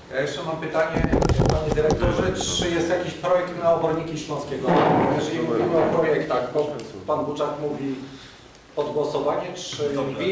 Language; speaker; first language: Polish; native; Polish